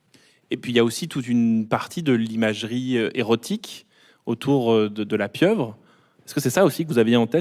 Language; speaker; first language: French; native; French